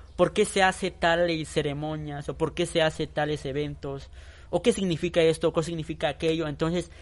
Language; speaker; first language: Spanish; non-native, local second language; Tzotzil